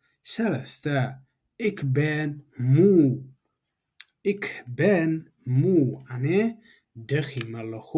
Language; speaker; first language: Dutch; non-native, fluent; Tigrinya